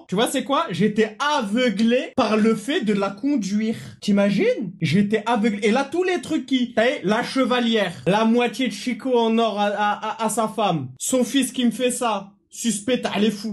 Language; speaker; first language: French; native; French